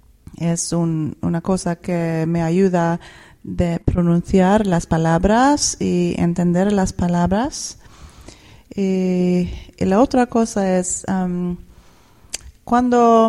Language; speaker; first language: Spanish; non-native, fluent; Swedish